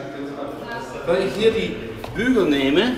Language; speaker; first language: German; non-native, fluent; Dutch